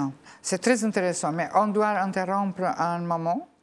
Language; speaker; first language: French; non-native, fluent; Albanian